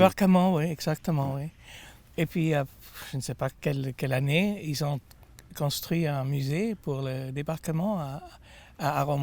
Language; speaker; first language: French; non-native, fluent; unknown